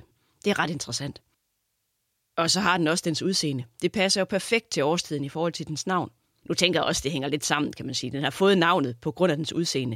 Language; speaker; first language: Danish; native; Danish